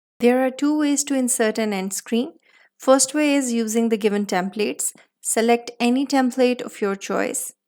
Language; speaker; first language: English; non-native, local second language; Hindi